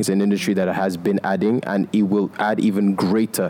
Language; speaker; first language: English; non-native, local second language; Yoruba